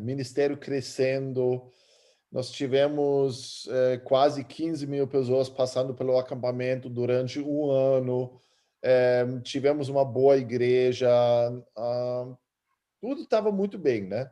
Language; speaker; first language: Portuguese; early bilingual, other home language; German